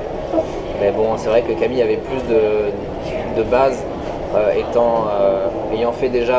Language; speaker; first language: French; native; French